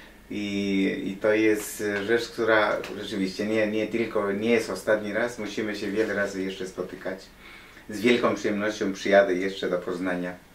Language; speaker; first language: Polish; non-native, fluent; Spanish